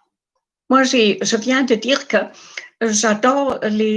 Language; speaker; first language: French; non-native, fluent; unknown